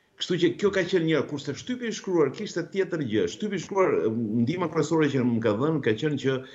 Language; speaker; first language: Albanian; native; Albanian